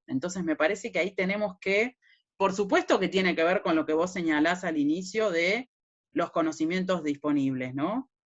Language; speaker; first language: Spanish; native; Spanish